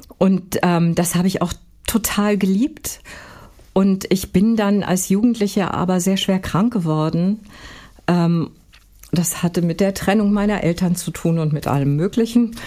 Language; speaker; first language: German; native; German